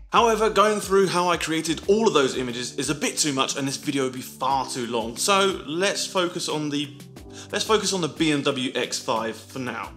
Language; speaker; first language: English; native; English